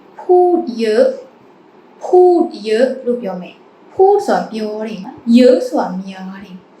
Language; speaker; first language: Thai; non-native, fluent; Burmese